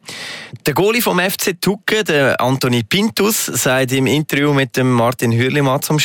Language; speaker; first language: German; native; German